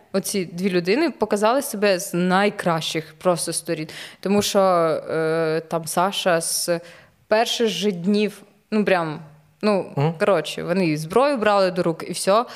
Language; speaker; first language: Ukrainian; non-native, local second language; Russian